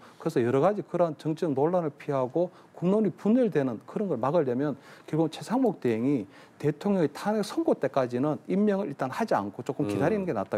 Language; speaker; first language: Korean; native; Korean